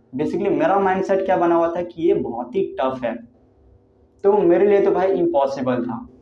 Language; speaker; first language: Hindi; native; Hindi